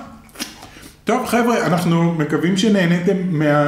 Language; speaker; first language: Hebrew; native; Hebrew